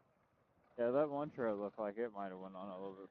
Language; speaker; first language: English; native; English